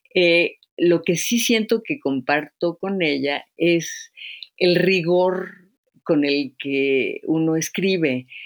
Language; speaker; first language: Spanish; native; Spanish